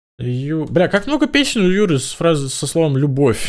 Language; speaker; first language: Russian; native; Russian